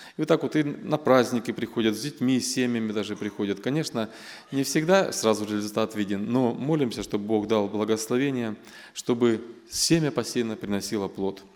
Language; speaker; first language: Russian; non-native, local second language; Armenian